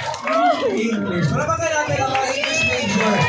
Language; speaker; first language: Filipino; non-native, local second language; Cebuano